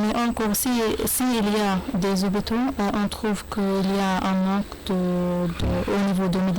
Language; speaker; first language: French; non-native, learner; Arabic